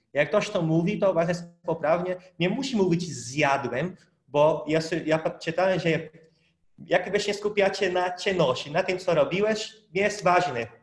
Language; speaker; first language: Polish; non-native, fluent; Portuguese